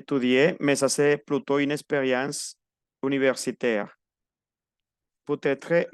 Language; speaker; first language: French; non-native, fluent; Spanish